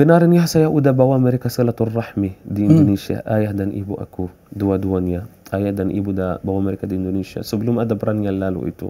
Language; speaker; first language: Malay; non-native, fluent; Arabic